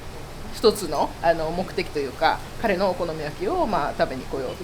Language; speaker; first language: Japanese; native; Japanese